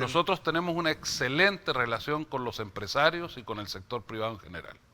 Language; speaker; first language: Spanish; native; Spanish